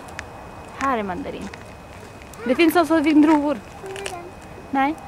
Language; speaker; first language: Swedish; non-native, learner; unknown